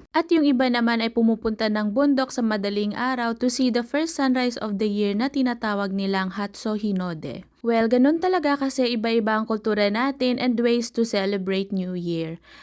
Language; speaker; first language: Filipino; native; Filipino